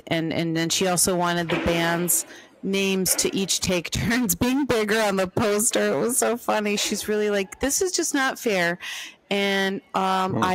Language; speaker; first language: English; native; English